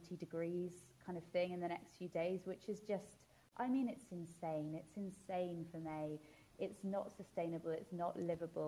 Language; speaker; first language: English; native; English